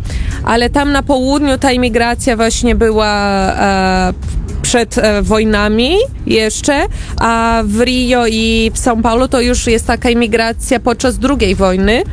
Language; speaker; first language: Polish; non-native, fluent; Portuguese